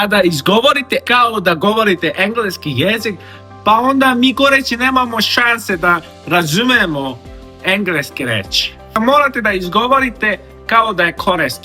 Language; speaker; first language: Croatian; non-native, fluent; Korean